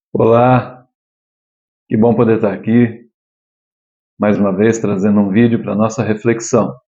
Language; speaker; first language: Portuguese; native; Portuguese